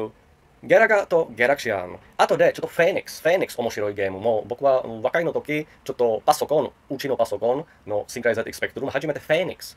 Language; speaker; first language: Japanese; non-native, learner; Czech